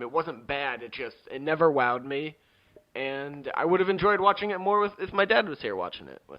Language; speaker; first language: English; native; English